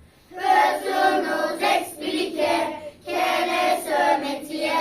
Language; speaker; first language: French; non-native, learner; Turkish